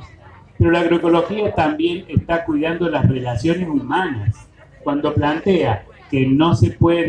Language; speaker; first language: Spanish; native; Spanish